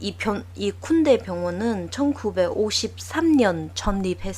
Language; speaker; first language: Korean; non-native, learner; Chinese